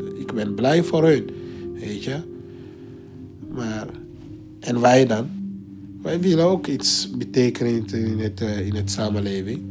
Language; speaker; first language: Dutch; non-native, fluent; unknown